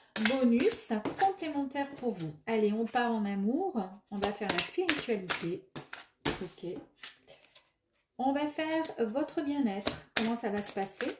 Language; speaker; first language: French; native; French